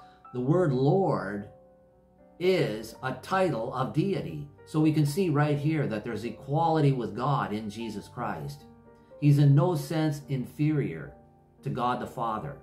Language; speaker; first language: English; native; English